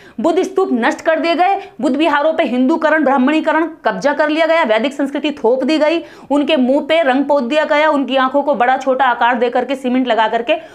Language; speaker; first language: Hindi; native; Hindi